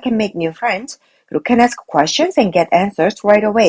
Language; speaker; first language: English; non-native, fluent; Korean